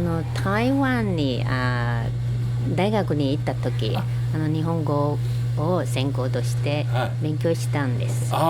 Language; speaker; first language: Japanese; non-native, fluent; Chinese